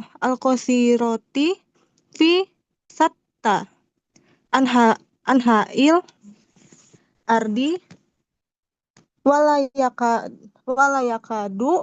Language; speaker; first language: Arabic; non-native, learner; Indonesian